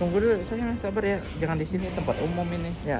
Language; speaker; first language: Indonesian; native; Indonesian